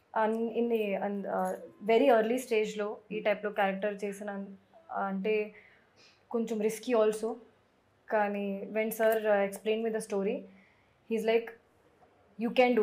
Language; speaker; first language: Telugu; non-native, local second language; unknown